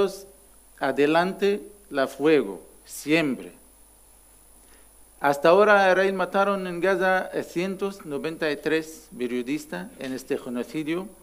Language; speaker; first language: Spanish; non-native, learner; Arabic